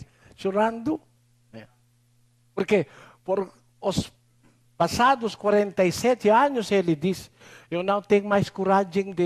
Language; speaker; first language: Portuguese; non-native, learner; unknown